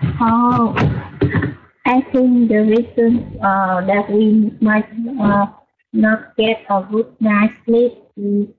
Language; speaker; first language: English; non-native, learner; Vietnamese